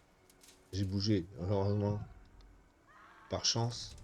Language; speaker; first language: French; native; French